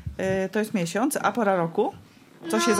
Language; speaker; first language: Polish; native; Polish